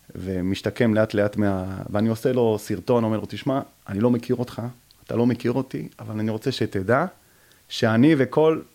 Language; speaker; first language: Hebrew; early bilingual, other home language; French